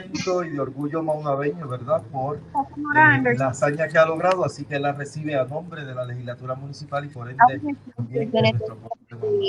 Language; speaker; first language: Spanish; native; Spanish